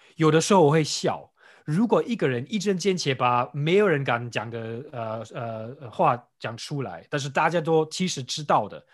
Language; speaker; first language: Chinese; non-native, fluent; German